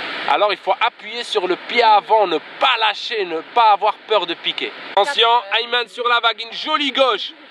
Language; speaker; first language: French; non-native, local second language; Arabic